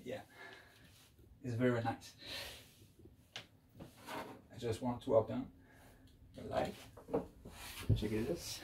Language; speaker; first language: English; non-native, learner; French